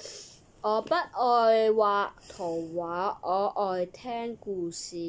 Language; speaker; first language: Chinese; non-native, learner; English